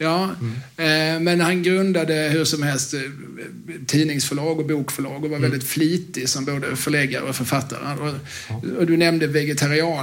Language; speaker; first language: Swedish; native; Swedish